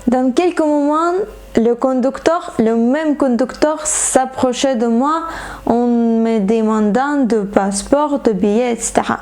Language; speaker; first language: French; non-native, fluent; Ukrainian